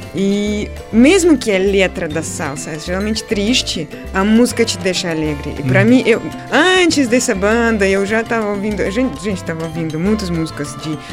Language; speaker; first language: Portuguese; non-native, fluent; Russian